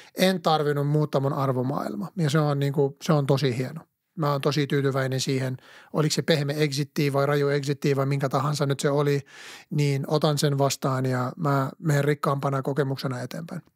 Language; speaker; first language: Finnish; non-native, fluent; Arabic